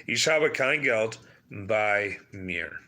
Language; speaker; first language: German; non-native, learner; English